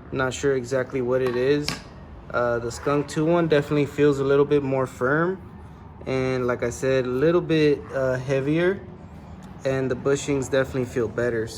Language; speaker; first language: English; native; English